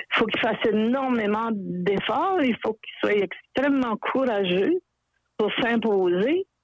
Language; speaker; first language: French; native; French